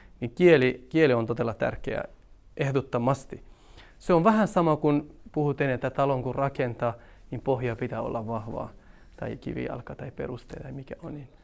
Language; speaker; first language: Finnish; non-native, fluent; Central Kurdish